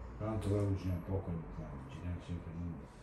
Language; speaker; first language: Italian; native; Italian